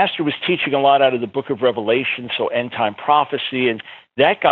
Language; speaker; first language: English; native; English